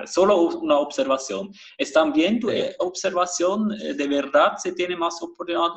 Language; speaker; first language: Spanish; non-native, fluent; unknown